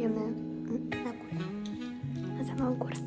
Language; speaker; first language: Polish; early bilingual, other home language; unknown